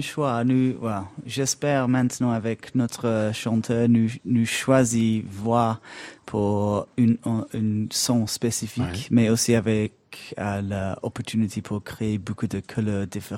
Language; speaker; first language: French; non-native, learner; English